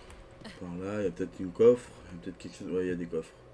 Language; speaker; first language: French; native; French